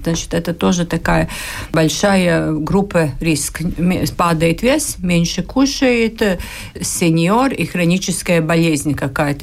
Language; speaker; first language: Russian; non-native, local second language; Latvian